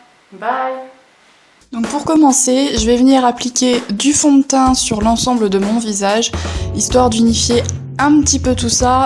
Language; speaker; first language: French; native; French